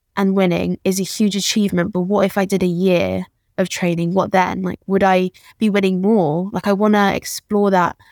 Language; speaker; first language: English; native; English